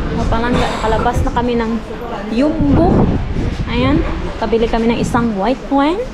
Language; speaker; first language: Filipino; non-native, local second language; Cebuano